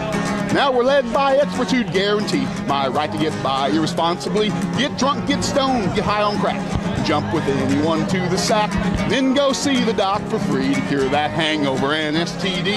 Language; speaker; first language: English; native; English